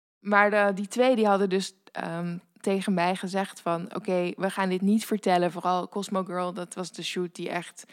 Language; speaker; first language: Dutch; native; Dutch